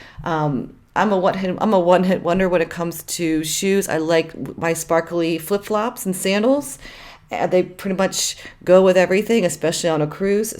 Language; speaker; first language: English; native; English